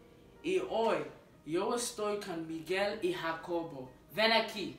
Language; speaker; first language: Spanish; non-native, learner; English